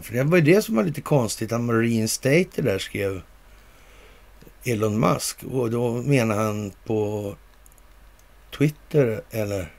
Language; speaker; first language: Swedish; native; Swedish